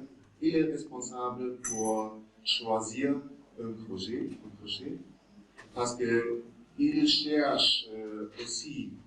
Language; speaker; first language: French; non-native, learner; German